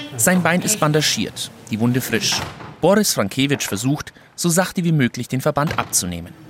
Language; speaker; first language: German; native; German